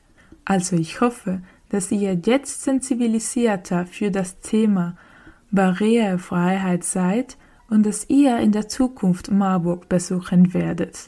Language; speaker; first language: German; non-native, learner; Spanish